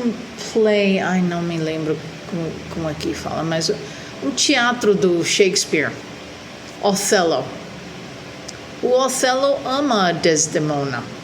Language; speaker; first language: Portuguese; non-native, fluent; Spanish